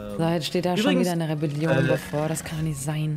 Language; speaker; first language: German; native; German